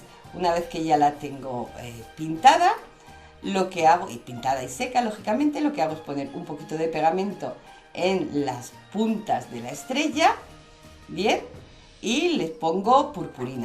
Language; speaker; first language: Spanish; native; Spanish